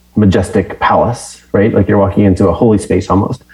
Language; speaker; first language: English; native; English